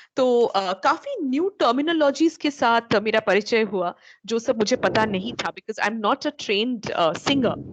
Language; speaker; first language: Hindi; non-native, local second language; Bangla